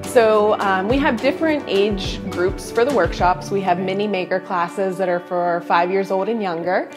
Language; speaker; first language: English; native; English